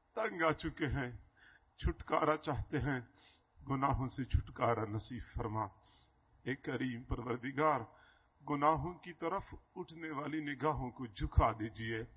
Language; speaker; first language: Urdu; non-native, local second language; Punjabi